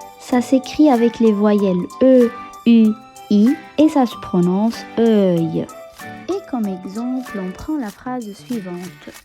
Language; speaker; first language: French; non-native, local second language; Arabic